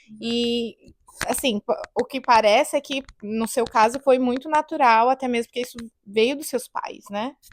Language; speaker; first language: Portuguese; native; Portuguese